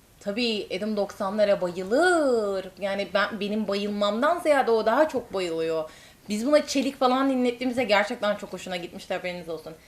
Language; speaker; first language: Turkish; native; Turkish